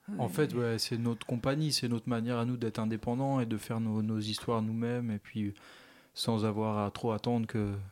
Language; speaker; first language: French; native; French